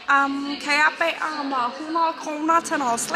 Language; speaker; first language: Danish; native; Danish